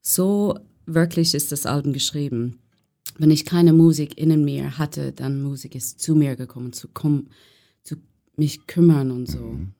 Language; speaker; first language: German; non-native, fluent; English